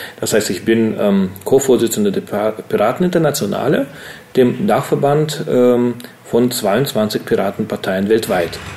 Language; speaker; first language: German; early bilingual, other home language; Russian